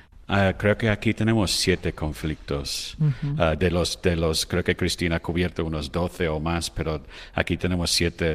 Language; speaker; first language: Spanish; non-native, fluent; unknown